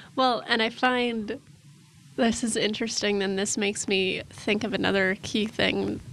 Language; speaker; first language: English; native; English